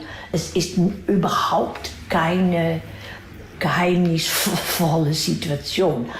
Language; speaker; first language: German; non-native, fluent; Dutch